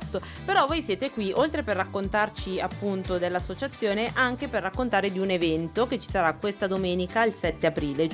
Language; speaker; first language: Italian; native; Italian